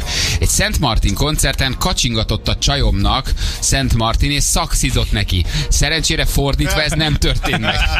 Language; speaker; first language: Hungarian; native; Hungarian